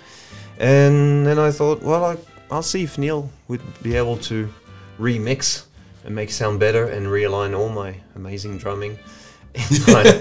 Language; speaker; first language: English; non-native, fluent; French